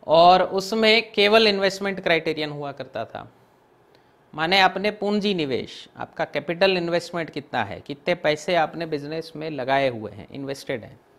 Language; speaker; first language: Hindi; non-native, local second language; Gujarati